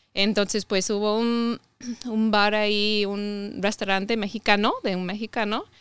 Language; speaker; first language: Spanish; non-native, fluent; English